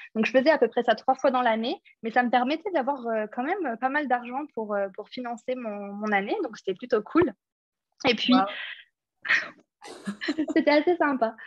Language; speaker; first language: French; early bilingual, other home language; English